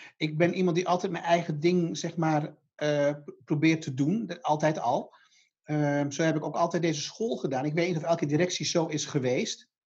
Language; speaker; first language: Dutch; native; Dutch